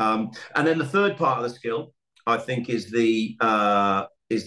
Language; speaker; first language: English; native; English